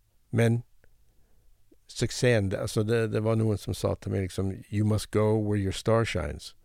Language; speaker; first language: Norwegian; non-native, fluent; English